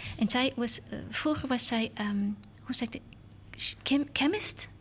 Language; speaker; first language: Dutch; non-native, learner; English